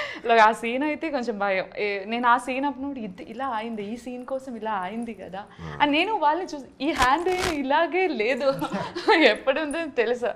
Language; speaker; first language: Telugu; non-native, learner; Malayalam